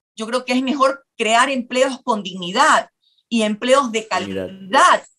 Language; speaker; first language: Spanish; native; Spanish